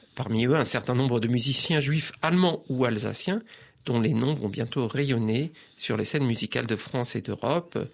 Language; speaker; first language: French; native; French